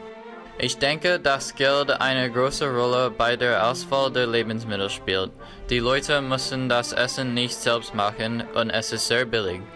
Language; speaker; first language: German; non-native, learner; English